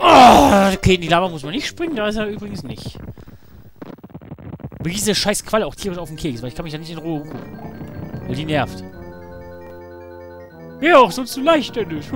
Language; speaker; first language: German; native; German